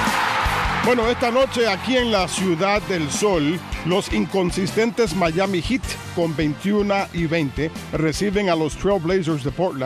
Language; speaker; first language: Spanish; native; Spanish